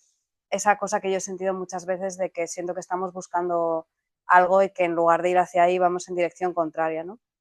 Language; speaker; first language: Spanish; native; Spanish